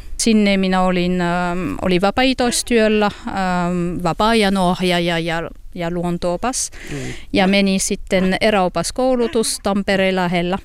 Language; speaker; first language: Finnish; non-native, learner; French